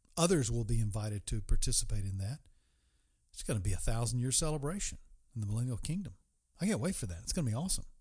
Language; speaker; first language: English; native; English